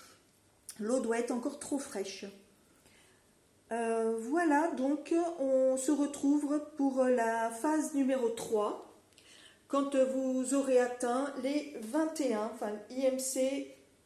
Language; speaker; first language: French; native; French